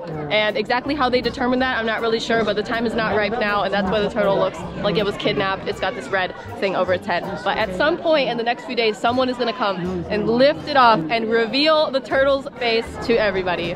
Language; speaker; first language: English; native; English